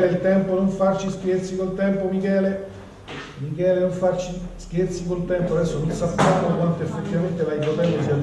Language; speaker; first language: Italian; native; Italian